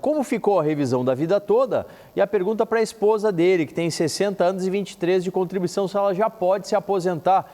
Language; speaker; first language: Portuguese; native; Portuguese